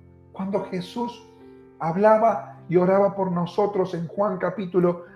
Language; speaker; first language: Spanish; native; Spanish